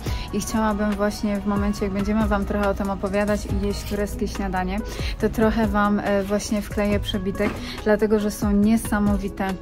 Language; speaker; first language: Polish; native; Polish